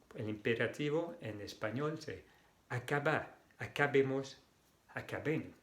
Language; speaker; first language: Spanish; non-native, fluent; French